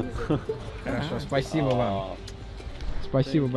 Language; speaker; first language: Russian; early bilingual, other home language; English